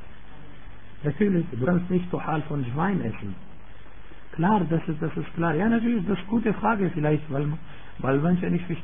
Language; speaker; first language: German; non-native, fluent; Arabic